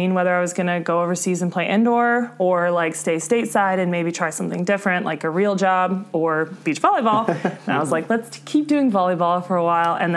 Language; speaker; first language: English; native; English